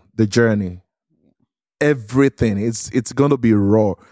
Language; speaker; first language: English; non-native, local second language; Yoruba